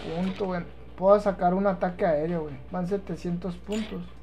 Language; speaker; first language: Spanish; native; Spanish